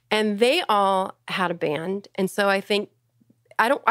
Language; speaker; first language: English; native; English